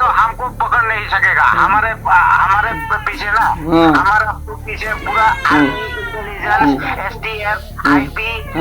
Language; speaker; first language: Hindi; non-native, local second language; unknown